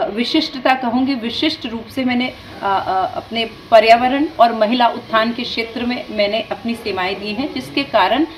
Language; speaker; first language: Hindi; native; Hindi